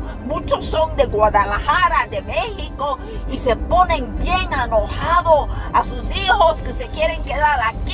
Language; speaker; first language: Spanish; early bilingual, heritage; Spanish